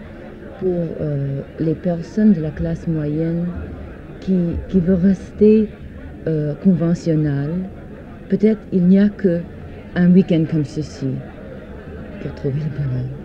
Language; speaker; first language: French; non-native, fluent; English